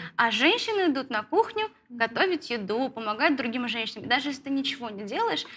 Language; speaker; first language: Russian; native; Russian